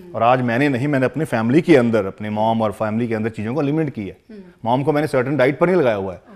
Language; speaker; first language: Hindi; non-native, local second language; Punjabi